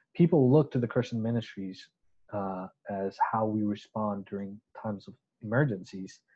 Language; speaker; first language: English; non-native, local second language; Bangla